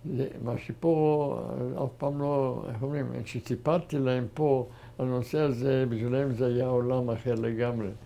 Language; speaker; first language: Hebrew; non-native, fluent; German